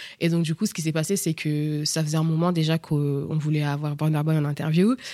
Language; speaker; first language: French; early bilingual, other home language; Bambara